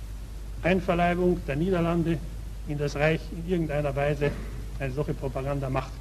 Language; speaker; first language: German; native; German